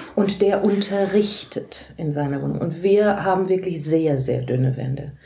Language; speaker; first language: German; native; German